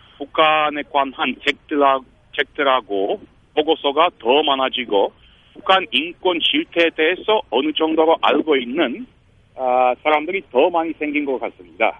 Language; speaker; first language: Korean; non-native, fluent; Romanian